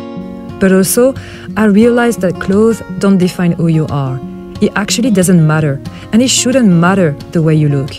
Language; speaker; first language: English; non-native, fluent; French